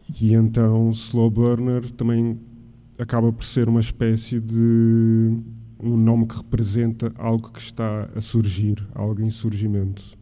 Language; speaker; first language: Portuguese; native; Portuguese